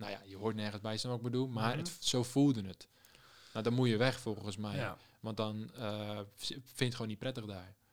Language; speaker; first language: Dutch; native; Dutch